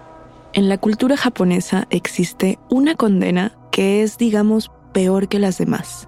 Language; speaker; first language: Spanish; native; Spanish